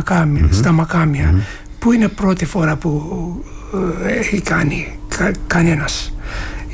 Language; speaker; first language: Greek; non-native, learner; Turkish